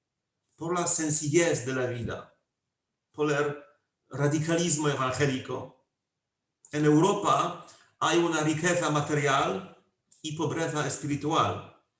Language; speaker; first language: Spanish; non-native, fluent; Polish